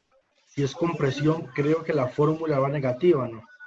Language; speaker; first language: Spanish; native; Spanish